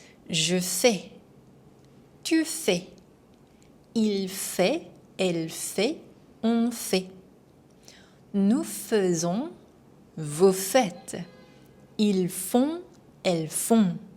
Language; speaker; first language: French; non-native, fluent; Korean